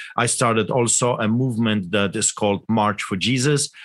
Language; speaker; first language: English; non-native, fluent; Polish